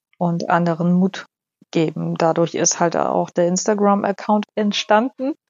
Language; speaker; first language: German; early bilingual, other home language; Polish